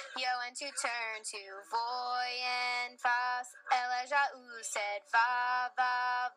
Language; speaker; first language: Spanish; non-native, learner; English